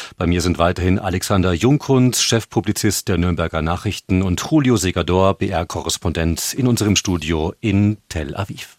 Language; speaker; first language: German; native; German